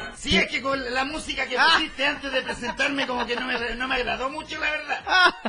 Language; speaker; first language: Spanish; native; Spanish